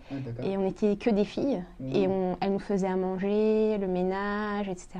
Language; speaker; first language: French; early bilingual, other home language; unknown